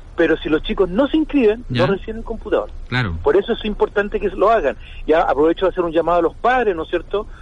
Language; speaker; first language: Spanish; native; Spanish